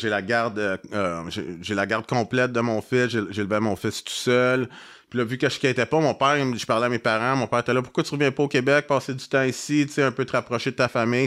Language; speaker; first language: French; native; French